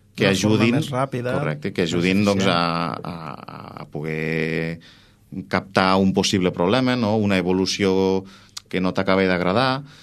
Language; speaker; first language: Catalan; native; Catalan